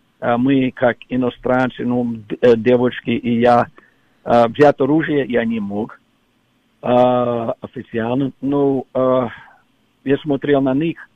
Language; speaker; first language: Russian; non-native, fluent; English